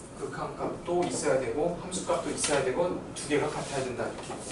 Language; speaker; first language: Korean; native; Korean